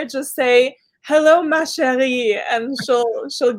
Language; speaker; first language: English; early bilingual, other home language; Arabic